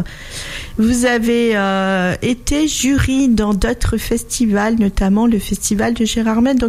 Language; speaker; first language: French; native; French